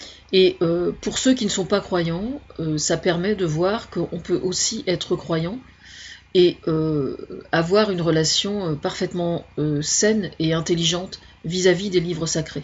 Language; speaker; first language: French; native; French